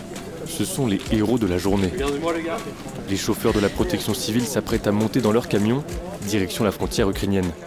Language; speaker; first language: French; native; French